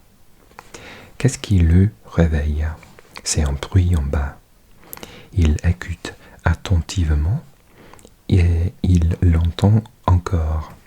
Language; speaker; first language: French; non-native, learner; English